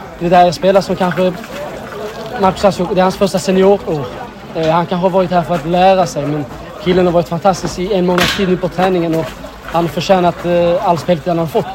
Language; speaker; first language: Swedish; early bilingual, other home language; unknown